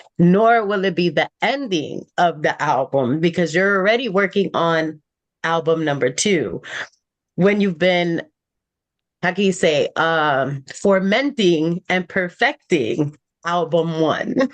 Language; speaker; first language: English; native; English